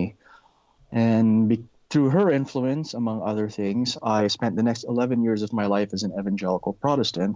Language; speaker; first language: English; non-native, local second language; Filipino